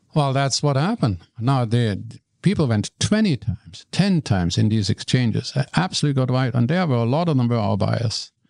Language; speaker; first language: English; non-native, fluent; German